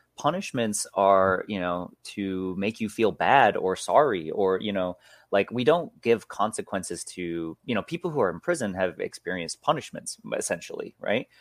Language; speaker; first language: English; native; English